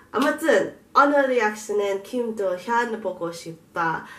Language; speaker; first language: Korean; non-native, learner; English